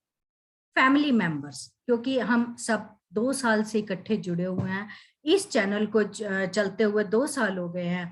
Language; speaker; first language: Hindi; native; Hindi